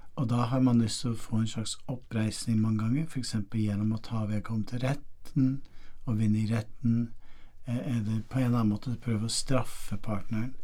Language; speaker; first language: Norwegian; non-native, fluent; English